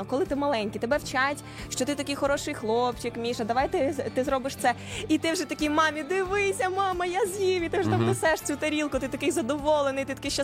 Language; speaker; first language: Ukrainian; native; Ukrainian